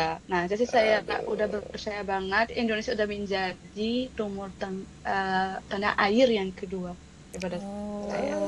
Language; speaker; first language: Indonesian; non-native, fluent; Arabic